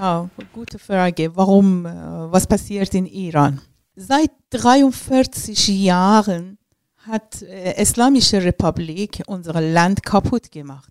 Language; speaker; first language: German; non-native, learner; Persian